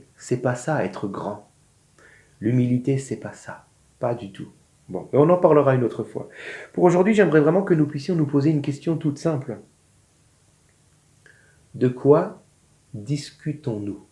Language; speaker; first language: French; native; French